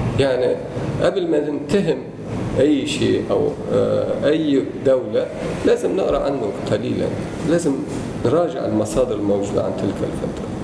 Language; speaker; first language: Arabic; non-native, fluent; Turkish